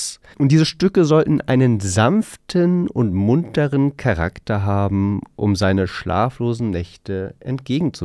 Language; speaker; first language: German; native; German